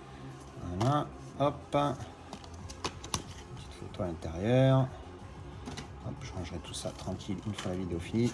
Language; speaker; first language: French; native; French